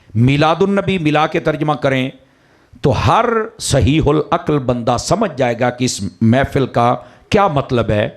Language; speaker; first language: Urdu; non-native, local second language; Punjabi